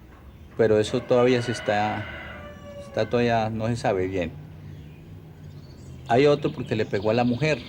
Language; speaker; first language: Spanish; native; Spanish